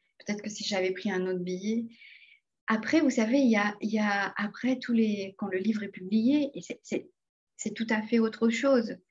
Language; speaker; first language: French; non-native, local second language; Morisyen